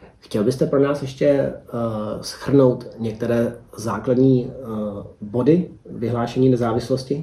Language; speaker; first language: Czech; native; Czech